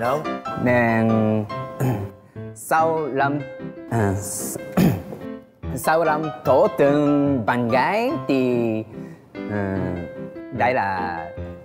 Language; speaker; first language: Vietnamese; non-native, learner; Japanese